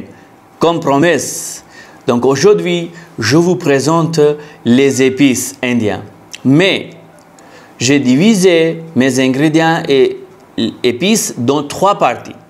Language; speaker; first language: French; non-native, fluent; Hindi